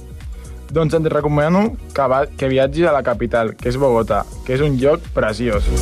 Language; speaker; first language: Catalan; non-native, learner; Spanish